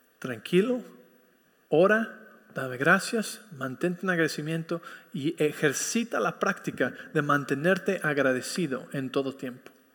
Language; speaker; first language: Spanish; early bilingual, heritage; Spanish